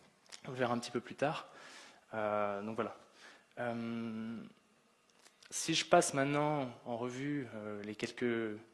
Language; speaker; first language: French; native; French